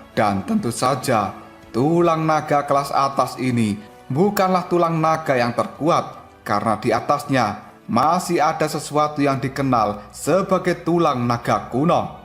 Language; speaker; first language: Indonesian; native; Indonesian